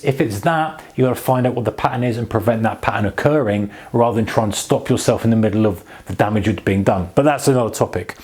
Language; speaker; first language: English; native; English